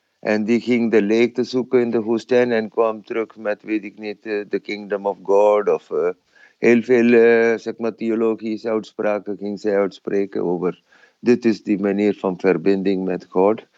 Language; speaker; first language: Dutch; non-native, fluent; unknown